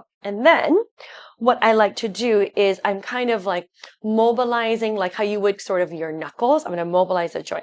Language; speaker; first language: English; native; English